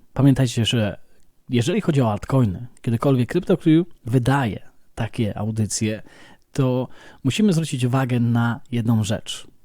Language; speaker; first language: Polish; native; Polish